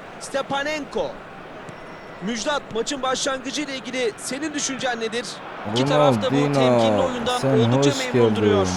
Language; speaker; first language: Turkish; native; Turkish